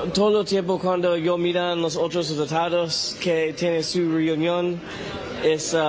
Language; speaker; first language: Spanish; non-native, learner; English